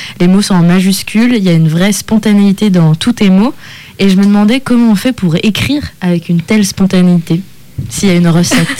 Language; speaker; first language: French; native; French